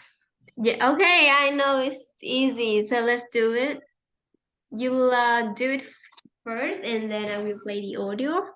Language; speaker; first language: English; non-native, fluent; Vietnamese